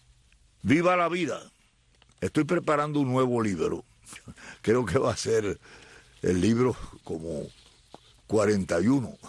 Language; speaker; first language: Spanish; native; Spanish